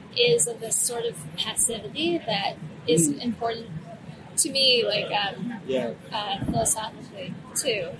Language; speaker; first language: English; native; English